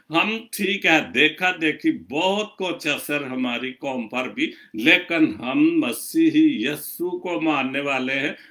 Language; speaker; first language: Urdu; non-native, local second language; Punjabi